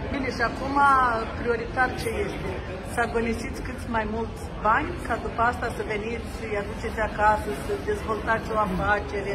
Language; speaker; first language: Romanian; native; Romanian